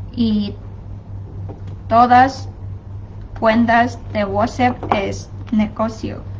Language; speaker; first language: Spanish; non-native, fluent; Chinese